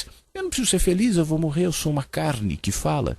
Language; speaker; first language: Portuguese; native; Portuguese